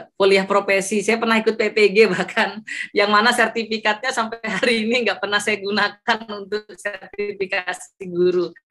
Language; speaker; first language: Indonesian; non-native, local second language; Javanese